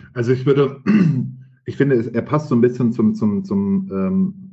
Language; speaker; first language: German; native; German